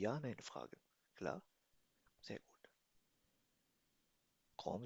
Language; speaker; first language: German; non-native, fluent; Urdu